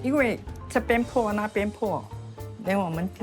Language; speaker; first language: Chinese; non-native, local second language; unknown